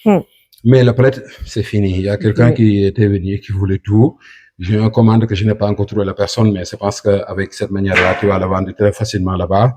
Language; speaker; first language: French; non-native, local second language; Wolof